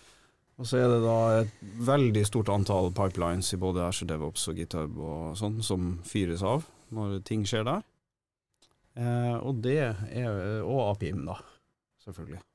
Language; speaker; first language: Norwegian; native; Norwegian